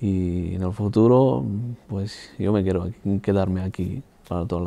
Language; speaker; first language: Spanish; non-native, fluent; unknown